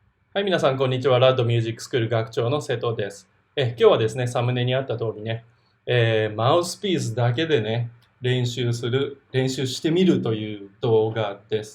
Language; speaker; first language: Japanese; native; Japanese